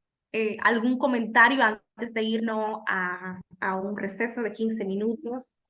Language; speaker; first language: Spanish; native; Spanish